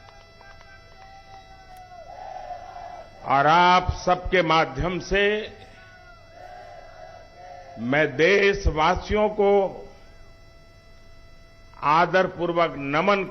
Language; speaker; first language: Hindi; non-native, local second language; Gujarati